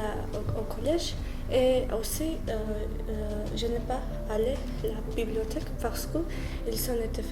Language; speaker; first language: French; non-native, learner; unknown